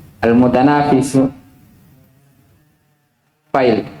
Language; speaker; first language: Arabic; non-native, learner; Indonesian